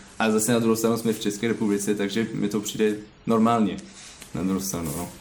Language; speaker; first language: Czech; non-native, learner; French